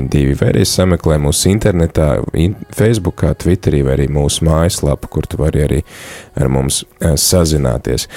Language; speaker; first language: Latvian; native; Latvian